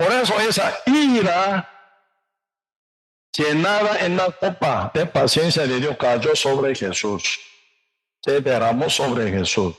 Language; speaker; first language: Spanish; non-native, learner; Korean